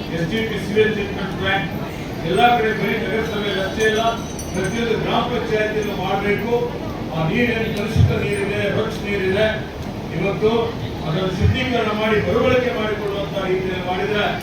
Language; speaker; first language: Kannada; native; Kannada